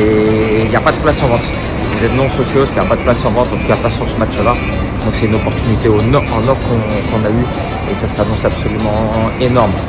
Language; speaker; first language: French; native; French